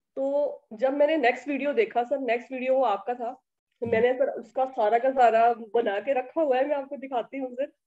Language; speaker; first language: Hindi; native; Hindi